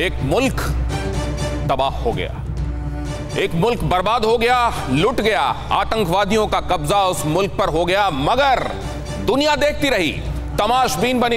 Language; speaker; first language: Hindi; native; Hindi